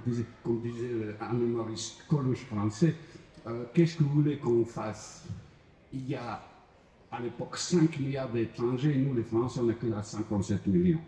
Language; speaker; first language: French; non-native, fluent; Croatian